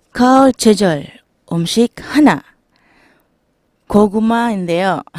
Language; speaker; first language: Korean; non-native, learner; Filipino